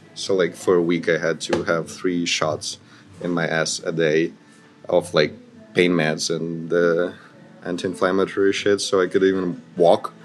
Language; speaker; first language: English; non-native, fluent; Ukrainian